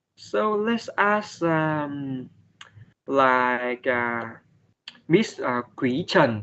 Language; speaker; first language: English; non-native, fluent; Vietnamese